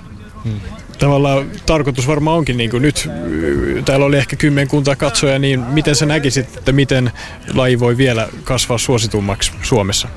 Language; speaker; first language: Finnish; native; Finnish